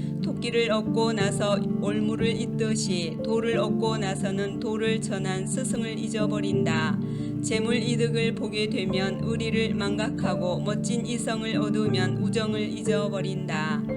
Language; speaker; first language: Korean; native; Korean